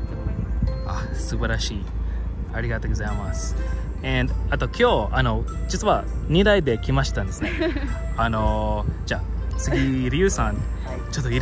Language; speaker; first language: Japanese; non-native, fluent; English